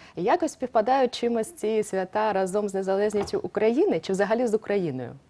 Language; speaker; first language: Ukrainian; native; Ukrainian